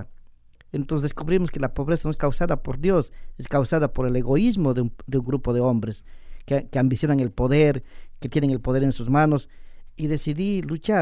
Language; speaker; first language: Spanish; native; Spanish